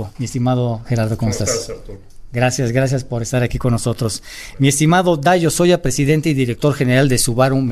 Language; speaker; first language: Spanish; native; Spanish